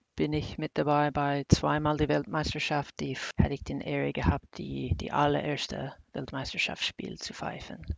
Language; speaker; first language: German; non-native, learner; English